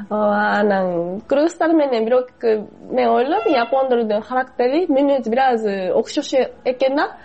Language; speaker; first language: Kyrgyz; non-native, fluent; Japanese